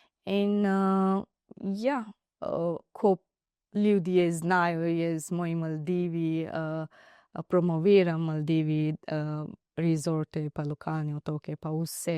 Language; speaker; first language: Slovenian; non-native, learner; Divehi